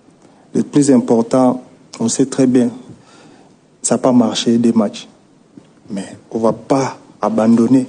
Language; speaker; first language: French; non-native, local second language; Lingala